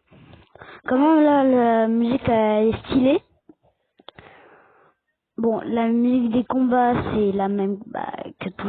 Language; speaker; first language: French; native; French